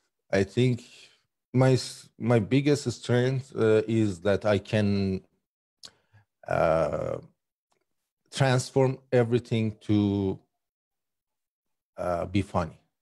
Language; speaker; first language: English; non-native, fluent; Persian